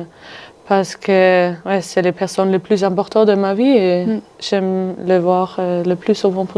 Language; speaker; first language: French; non-native, fluent; German